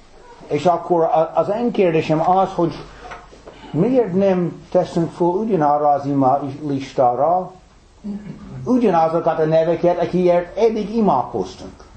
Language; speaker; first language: Hungarian; non-native, fluent; English